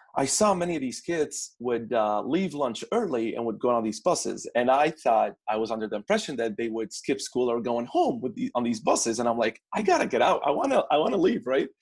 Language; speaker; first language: English; non-native, fluent; Arabic